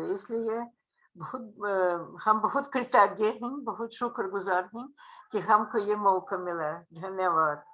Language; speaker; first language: Hindi; non-native, fluent; Russian